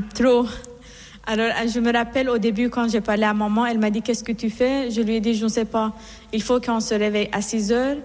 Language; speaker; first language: French; non-native, fluent; Persian